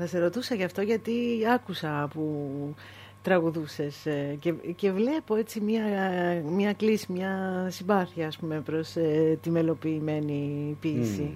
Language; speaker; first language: Greek; native; Greek